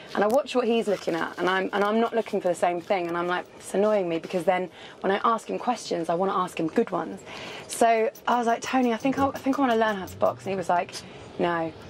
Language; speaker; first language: English; native; English